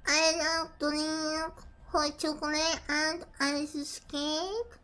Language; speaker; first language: English; non-native, learner; Japanese